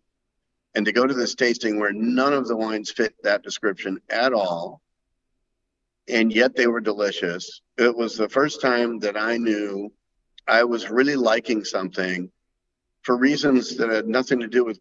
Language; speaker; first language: English; native; English